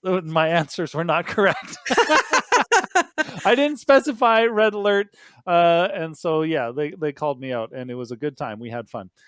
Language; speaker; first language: English; native; English